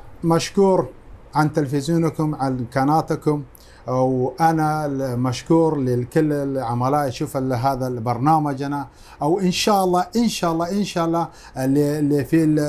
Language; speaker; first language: Arabic; non-native, fluent; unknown